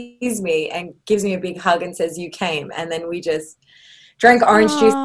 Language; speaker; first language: English; native; English